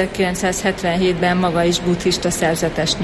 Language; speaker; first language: Hungarian; native; Hungarian